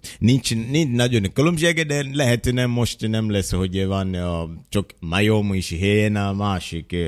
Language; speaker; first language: Hungarian; non-native, learner; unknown